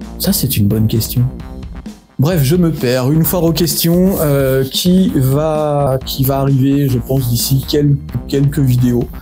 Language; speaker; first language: French; native; French